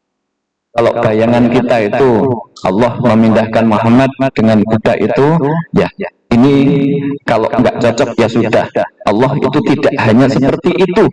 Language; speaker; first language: Indonesian; non-native, local second language; Javanese